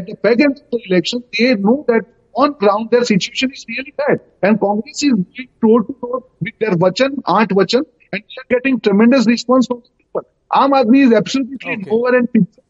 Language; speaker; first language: English; non-native, local second language; Gujarati